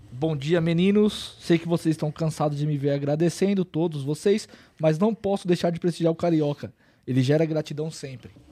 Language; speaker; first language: Portuguese; native; Portuguese